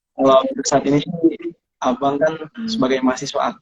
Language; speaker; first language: Indonesian; native; Indonesian